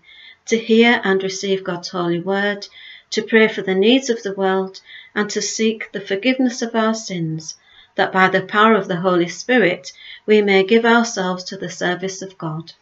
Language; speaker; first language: English; native; English